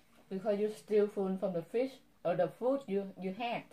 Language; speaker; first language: English; non-native, learner; Vietnamese